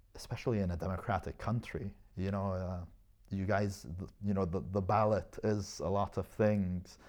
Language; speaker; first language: English; non-native, fluent; Arabic